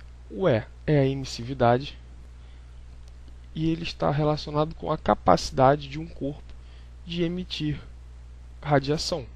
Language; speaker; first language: Portuguese; native; Portuguese